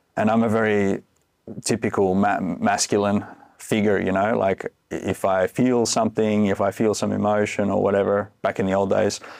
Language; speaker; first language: English; native; English